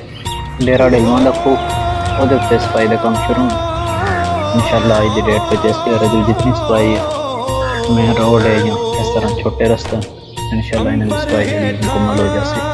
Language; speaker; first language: Hindi; non-native, local second language; Punjabi